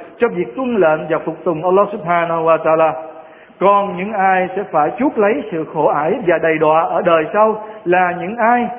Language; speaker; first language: Vietnamese; non-native, local second language; Western Cham